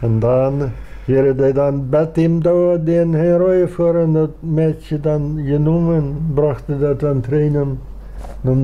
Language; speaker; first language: German; non-native, local second language; Plautdietsch